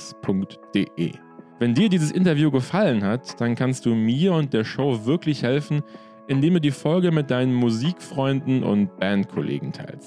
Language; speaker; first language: German; native; German